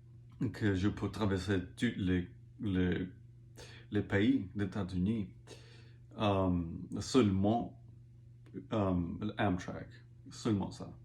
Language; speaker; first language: French; non-native, learner; English